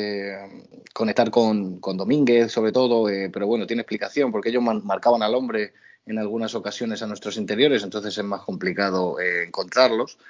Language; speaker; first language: Spanish; native; Spanish